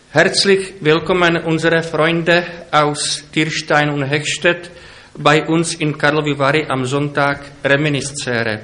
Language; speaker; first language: German; non-native, fluent; Czech